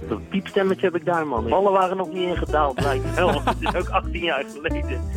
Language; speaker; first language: Dutch; native; Dutch